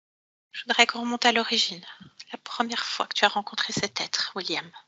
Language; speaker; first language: French; native; French